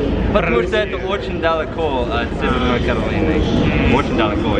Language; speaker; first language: Russian; non-native, learner; English